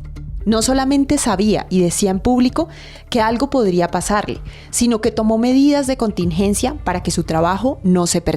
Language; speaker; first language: Spanish; native; Spanish